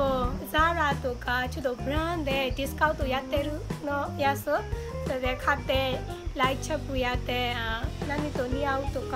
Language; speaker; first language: Japanese; non-native, learner; Burmese